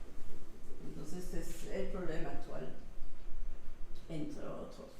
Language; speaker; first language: Spanish; non-native, learner; French